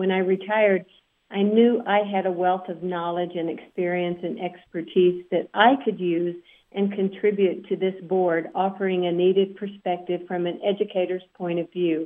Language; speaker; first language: English; native; English